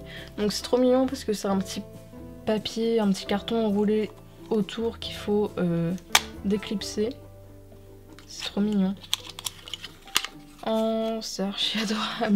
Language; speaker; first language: French; native; French